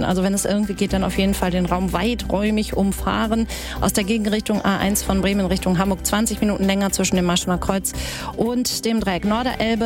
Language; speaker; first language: German; native; German